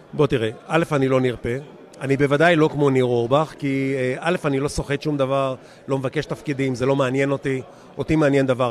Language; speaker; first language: Hebrew; native; Hebrew